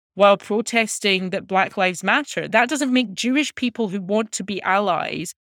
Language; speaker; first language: English; native; English